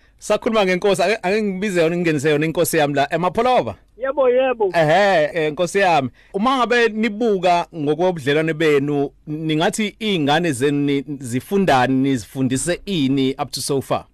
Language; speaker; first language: Zulu; native; Zulu